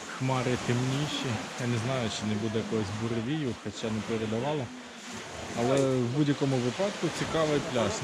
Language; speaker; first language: Ukrainian; non-native, local second language; Russian